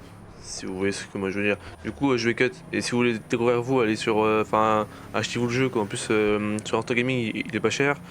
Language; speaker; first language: French; native; French